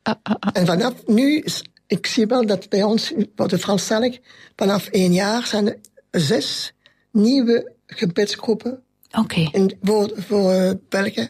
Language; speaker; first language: Dutch; non-native, local second language; French